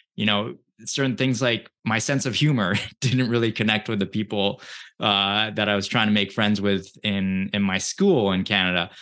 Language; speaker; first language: English; early bilingual, other home language; Japanese